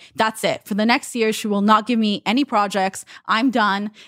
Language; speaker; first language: English; non-native, fluent; Hebrew